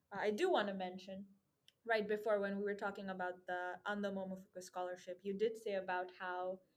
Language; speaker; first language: English; non-native, local second language; Nepali